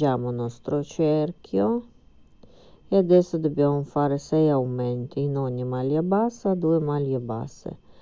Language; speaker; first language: Italian; non-native, fluent; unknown